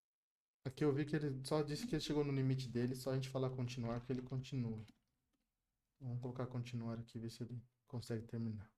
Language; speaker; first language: Portuguese; native; Portuguese